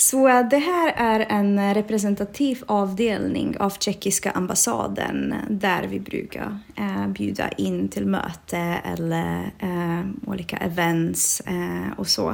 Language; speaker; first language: Swedish; non-native, fluent; Czech